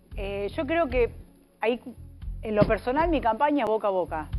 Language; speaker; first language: Spanish; native; Spanish